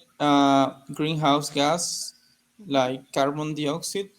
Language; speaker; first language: English; non-native, learner; Spanish